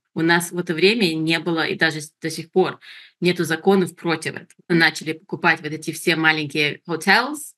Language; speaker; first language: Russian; early bilingual, heritage; Russian